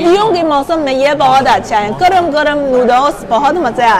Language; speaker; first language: Hindi; non-native, learner; Chinese